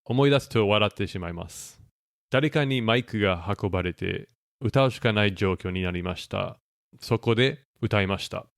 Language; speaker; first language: Japanese; non-native, fluent; English